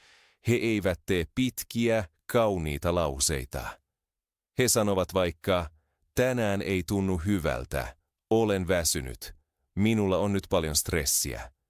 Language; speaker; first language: Finnish; non-native, fluent; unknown